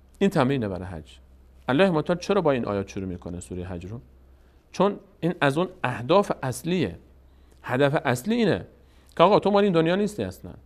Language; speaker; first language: Persian; native; Persian